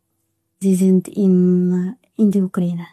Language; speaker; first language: German; non-native, learner; Russian